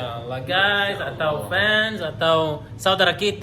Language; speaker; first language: Indonesian; non-native, learner; Arabic